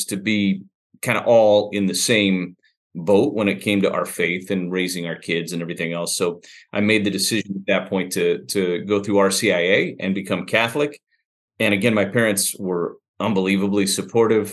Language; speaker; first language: English; native; English